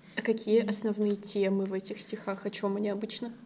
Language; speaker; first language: Russian; native; Russian